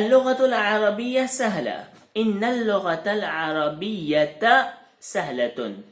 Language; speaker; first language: Arabic; non-native, fluent; Urdu